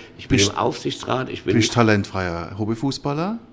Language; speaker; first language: German; native; German